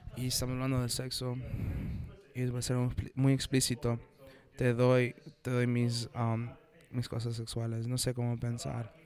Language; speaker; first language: Spanish; non-native, fluent; English